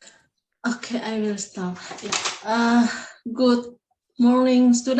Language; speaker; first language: English; non-native, learner; Indonesian